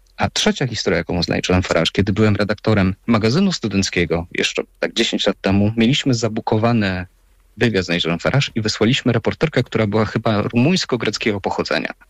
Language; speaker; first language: Polish; native; Polish